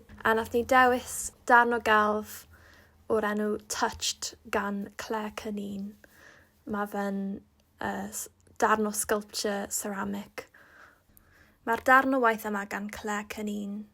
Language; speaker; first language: Welsh; non-native, local second language; English